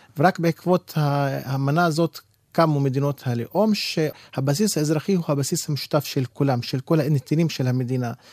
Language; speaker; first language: Hebrew; non-native, local second language; Arabic